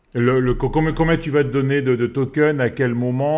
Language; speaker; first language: French; native; French